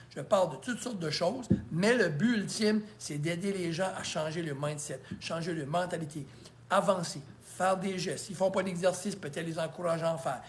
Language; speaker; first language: French; native; French